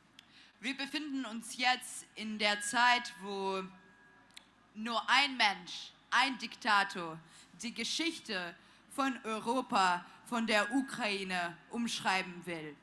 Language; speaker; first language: German; non-native, fluent; Ukrainian